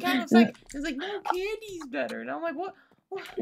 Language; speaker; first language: English; native; English